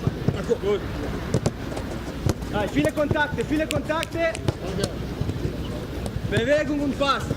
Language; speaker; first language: German; non-native, learner; Italian